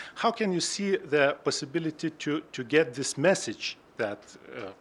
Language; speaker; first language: English; non-native, fluent; Lithuanian